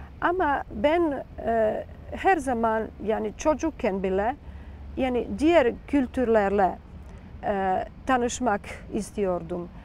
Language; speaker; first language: Turkish; non-native, fluent; Serbian